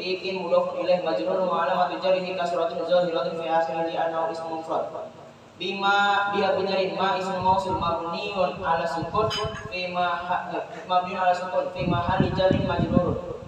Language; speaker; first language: Arabic; non-native, learner; Indonesian